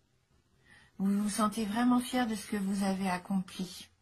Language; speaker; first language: French; native; French